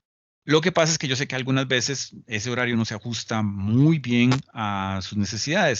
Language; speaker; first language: Spanish; native; Spanish